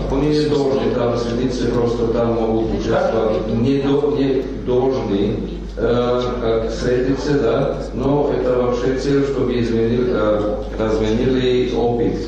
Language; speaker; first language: Russian; non-native, learner; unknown